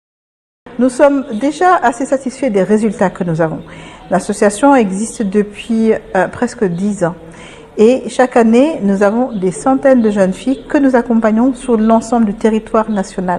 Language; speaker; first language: French; non-native, local second language; Wolof